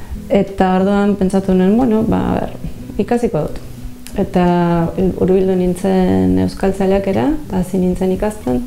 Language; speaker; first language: Basque; non-native, fluent; Spanish